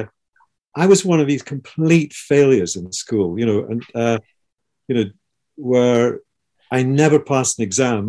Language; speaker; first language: English; native; English